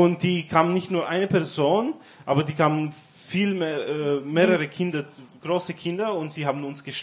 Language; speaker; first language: German; non-native, learner; Romanian